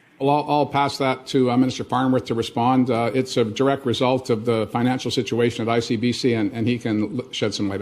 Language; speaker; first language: English; native; English